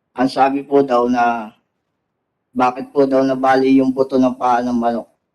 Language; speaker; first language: Filipino; native; Filipino